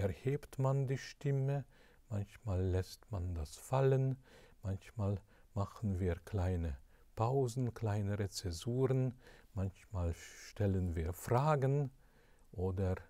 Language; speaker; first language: German; non-native, fluent; Hungarian